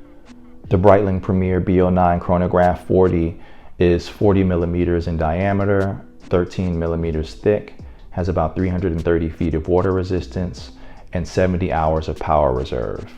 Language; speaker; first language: English; native; English